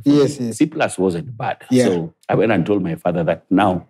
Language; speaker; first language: English; non-native, local second language; Luo (Kenya and Tanzania)